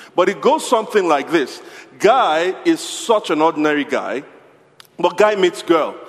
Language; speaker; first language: English; non-native, local second language; Yoruba